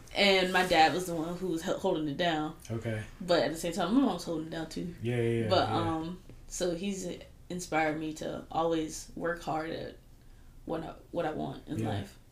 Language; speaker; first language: English; native; English